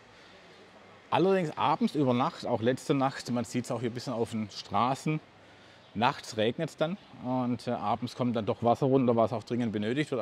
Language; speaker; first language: German; native; German